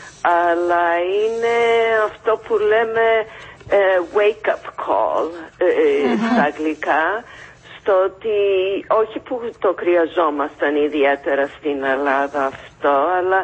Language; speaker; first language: Greek; non-native, fluent; English